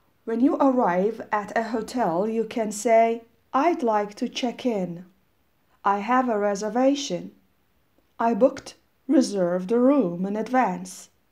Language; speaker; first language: English; non-native, fluent; Persian